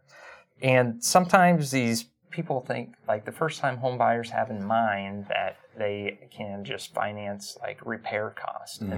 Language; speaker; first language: English; native; English